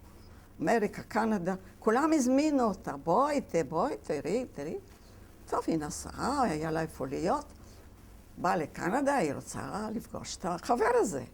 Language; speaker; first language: Hebrew; non-native, fluent; Yiddish